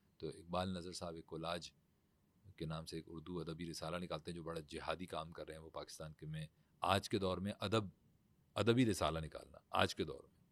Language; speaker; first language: Urdu; native; Urdu